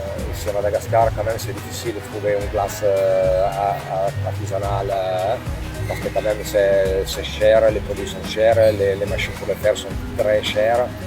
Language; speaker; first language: French; non-native, fluent; Italian